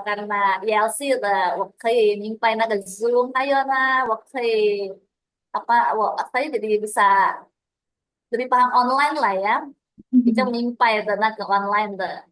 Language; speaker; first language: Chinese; non-native, learner; Indonesian